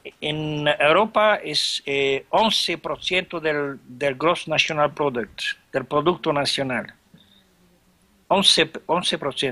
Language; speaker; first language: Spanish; non-native, fluent; French